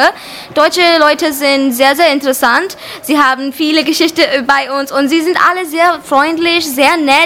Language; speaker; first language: German; non-native, learner; Bangla